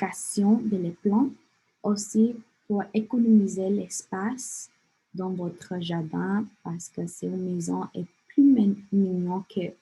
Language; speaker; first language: French; non-native, learner; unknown